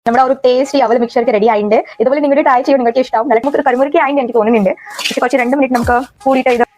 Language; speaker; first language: Malayalam; non-native, learner; Kannada